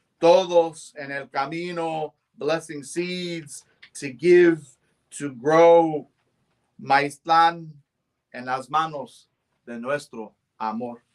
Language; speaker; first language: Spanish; early bilingual, heritage; English